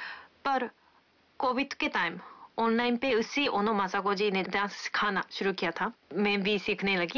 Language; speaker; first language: Hindi; non-native, fluent; Japanese